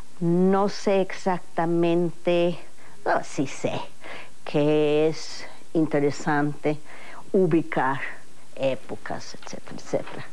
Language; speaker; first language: Spanish; non-native, fluent; English